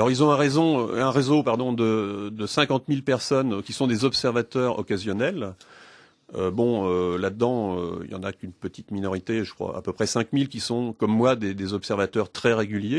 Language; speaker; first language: French; native; French